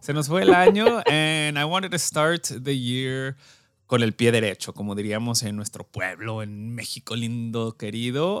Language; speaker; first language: Spanish; early bilingual, heritage; Spanish